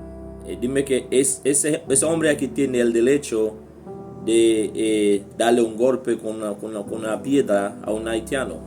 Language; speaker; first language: Spanish; non-native, learner; Haitian Creole